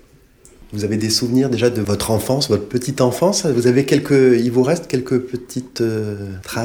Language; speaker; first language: French; native; French